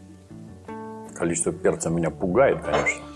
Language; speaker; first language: Russian; native; Russian